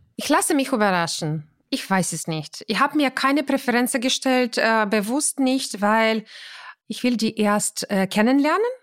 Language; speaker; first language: German; non-native, fluent; Ukrainian